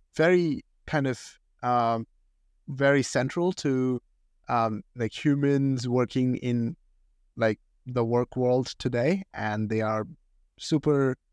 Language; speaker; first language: English; non-native, local second language; Hindi